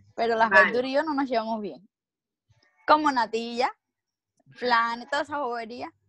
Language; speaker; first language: Spanish; native; Spanish